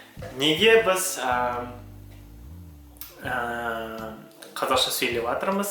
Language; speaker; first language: Kazakh; non-native, local second language; Uyghur